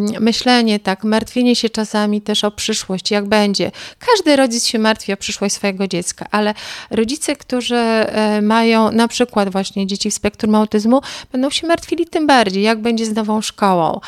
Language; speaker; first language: Polish; native; Polish